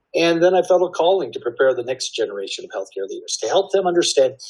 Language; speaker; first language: English; native; English